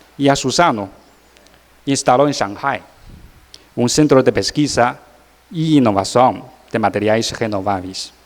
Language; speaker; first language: Portuguese; non-native, learner; Chinese